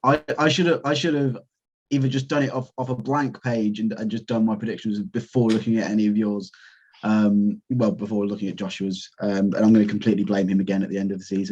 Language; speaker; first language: English; native; English